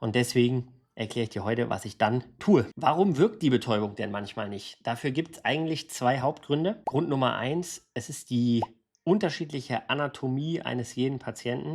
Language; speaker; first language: German; native; German